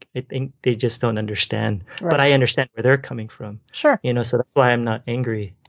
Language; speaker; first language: English; native; English